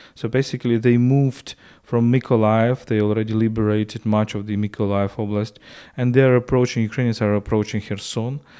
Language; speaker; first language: English; non-native, fluent; Ukrainian